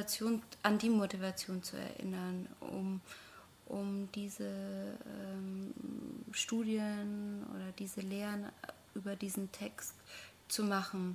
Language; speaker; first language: German; non-native, fluent; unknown